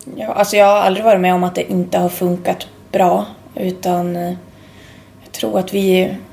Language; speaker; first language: Swedish; native; Swedish